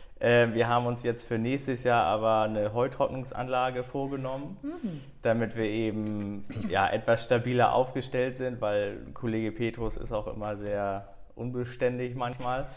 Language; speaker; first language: German; native; German